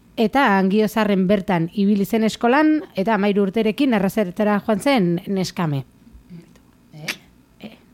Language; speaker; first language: Basque; native; Basque